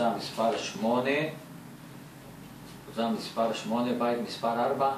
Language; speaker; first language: Hebrew; native; Hebrew